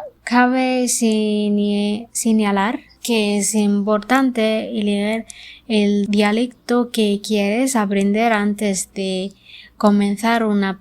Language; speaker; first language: Spanish; non-native, learner; Arabic